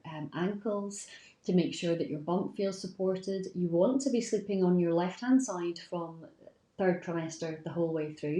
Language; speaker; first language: English; native; English